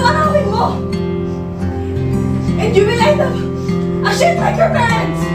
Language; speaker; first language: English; non-native, local second language; Filipino